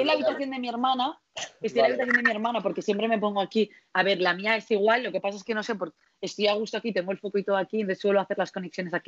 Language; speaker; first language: Spanish; native; Spanish